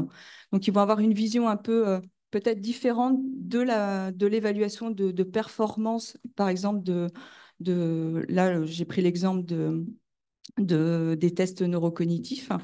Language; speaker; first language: French; native; French